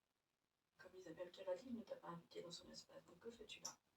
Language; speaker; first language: French; native; French